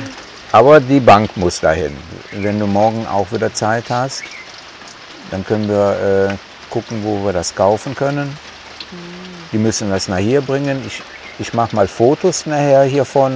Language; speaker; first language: German; native; German